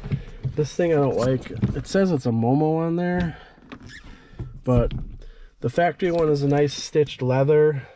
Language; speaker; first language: English; native; English